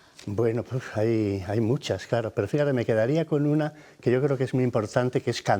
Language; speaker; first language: Spanish; native; Spanish